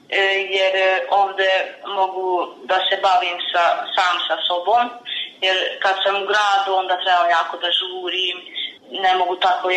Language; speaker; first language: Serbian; non-native, local second language; Hungarian